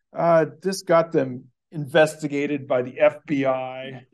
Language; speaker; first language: English; native; English